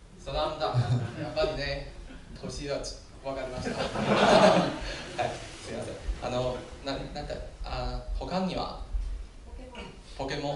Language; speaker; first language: Japanese; non-native, learner; Chinese